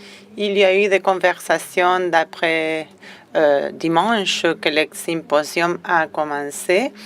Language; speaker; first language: French; non-native, fluent; Spanish